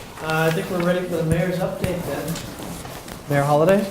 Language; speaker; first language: English; native; English